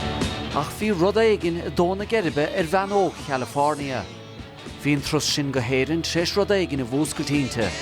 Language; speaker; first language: Irish; native; Irish